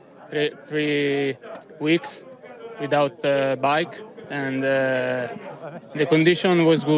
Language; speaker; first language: English; non-native, learner; Italian